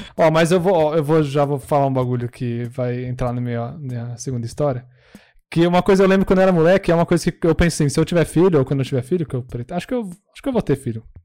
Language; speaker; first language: Portuguese; early bilingual, other home language; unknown